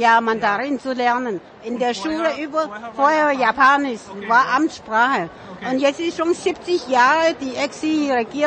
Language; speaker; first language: German; non-native, fluent; Min Nan Chinese